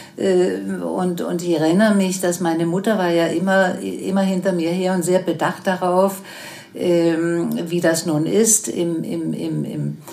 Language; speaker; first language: German; non-native, fluent; Danish